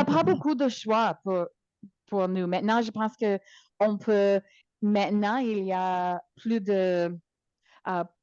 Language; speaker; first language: French; non-native, local second language; English